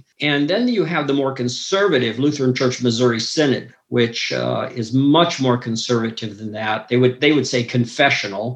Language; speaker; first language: English; native; English